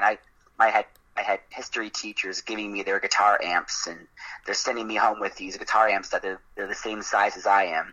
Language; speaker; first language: English; native; English